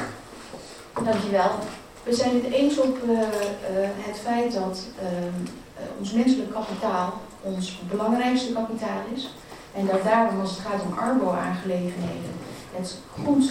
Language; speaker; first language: Dutch; native; Dutch